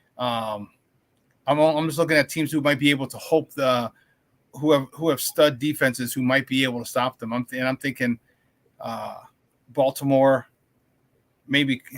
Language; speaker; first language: English; native; English